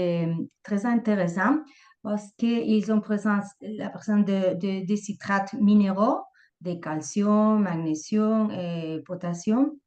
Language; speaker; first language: French; non-native, fluent; Spanish